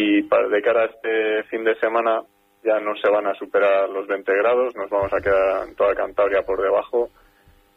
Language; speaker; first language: Spanish; native; Spanish